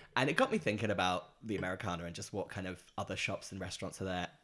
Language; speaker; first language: English; native; English